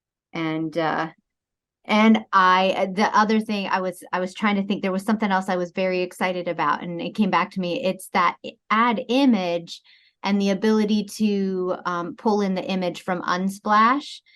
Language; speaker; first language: English; native; English